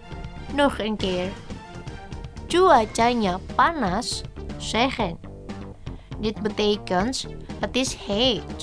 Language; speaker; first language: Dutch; non-native, fluent; Indonesian